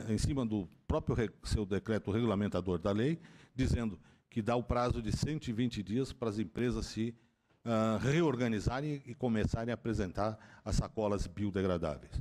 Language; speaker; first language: Portuguese; native; Portuguese